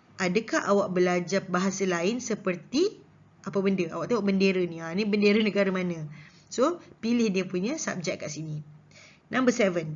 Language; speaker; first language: Malay; native; Malay